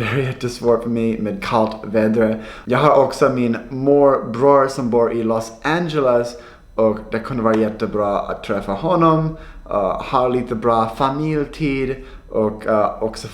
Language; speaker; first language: Swedish; non-native, learner; English